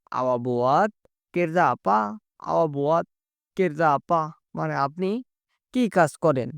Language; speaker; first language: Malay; non-native, fluent; Bangla